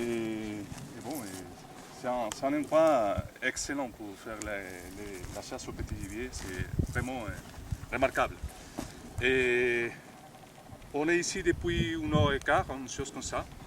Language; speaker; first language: French; non-native, fluent; Spanish